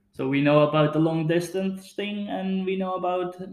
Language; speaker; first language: English; non-native, fluent; Dutch